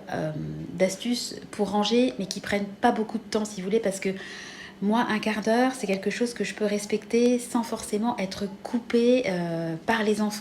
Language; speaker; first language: French; native; French